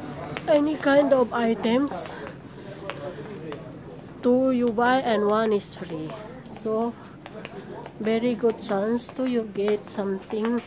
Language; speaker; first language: English; non-native, local second language; Filipino